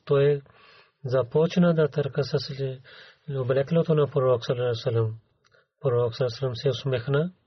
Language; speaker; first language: Bulgarian; non-native, learner; Urdu